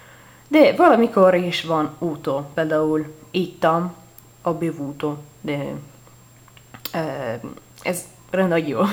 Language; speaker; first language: Hungarian; non-native, learner; Italian